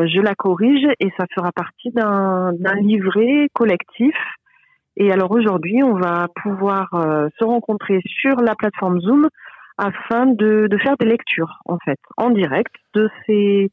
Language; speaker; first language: French; native; French